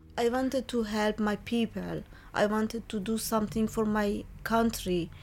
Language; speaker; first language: English; non-native, learner; Persian